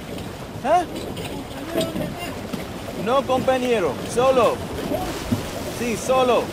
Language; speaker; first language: Spanish; non-native, learner; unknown